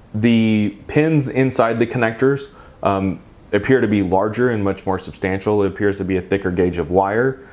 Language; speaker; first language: English; native; English